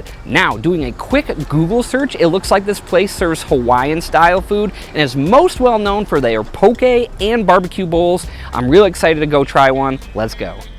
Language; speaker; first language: English; native; English